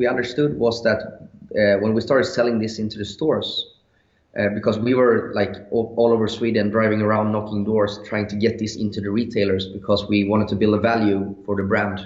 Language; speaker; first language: English; non-native, fluent; Swedish